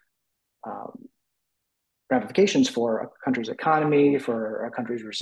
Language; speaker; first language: English; native; English